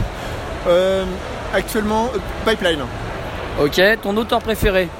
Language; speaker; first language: French; native; French